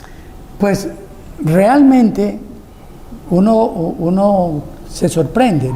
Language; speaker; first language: Spanish; native; Spanish